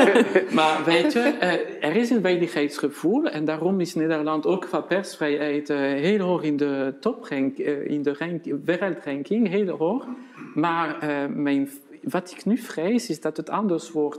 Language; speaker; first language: Dutch; non-native, fluent; French